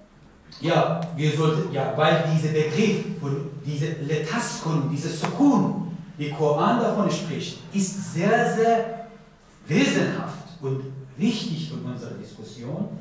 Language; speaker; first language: German; non-native, learner; Persian